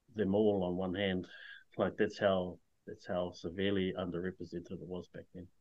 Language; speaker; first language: English; native; English